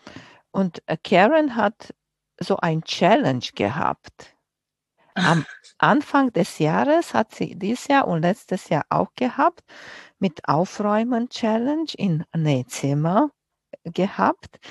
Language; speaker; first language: German; non-native, fluent; Romanian